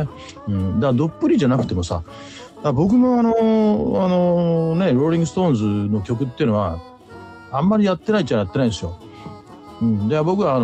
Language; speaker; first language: Japanese; native; Japanese